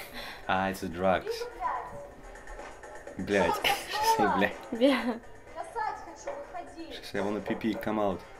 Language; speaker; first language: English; non-native, learner; Russian